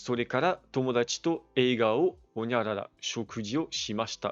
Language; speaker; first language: Japanese; non-native, fluent; French